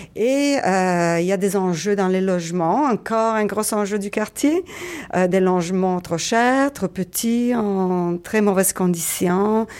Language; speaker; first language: French; native; French